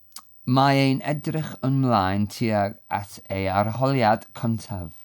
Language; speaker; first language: Welsh; non-native, fluent; English